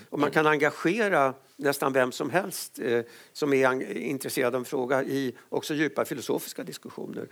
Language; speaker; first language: Swedish; native; Swedish